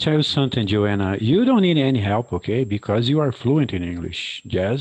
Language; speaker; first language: English; non-native, fluent; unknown